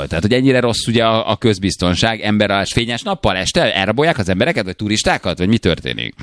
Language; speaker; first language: Hungarian; native; Hungarian